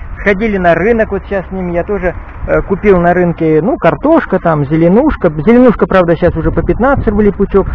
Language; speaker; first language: Russian; native; Russian